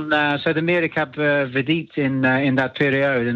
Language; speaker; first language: Dutch; non-native, learner; English